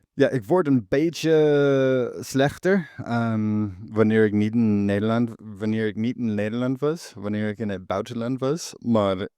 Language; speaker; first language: Dutch; non-native, learner; English